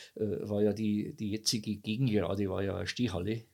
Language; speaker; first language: German; native; German